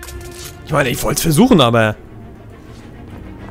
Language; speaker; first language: German; native; German